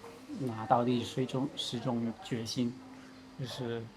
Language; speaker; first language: Chinese; non-native, learner; Spanish